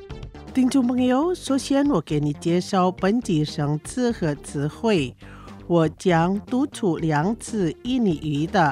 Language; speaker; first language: Chinese; non-native, local second language; Indonesian